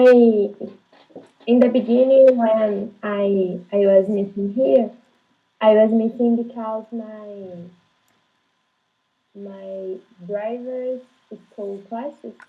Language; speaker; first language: English; non-native, learner; Portuguese